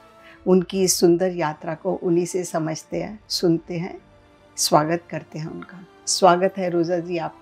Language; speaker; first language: Hindi; native; Hindi